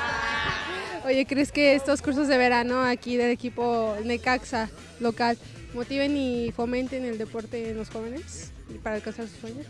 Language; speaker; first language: Spanish; native; Spanish